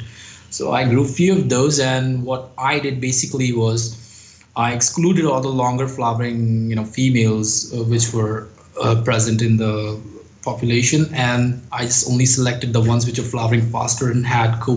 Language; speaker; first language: English; non-native, local second language; Hindi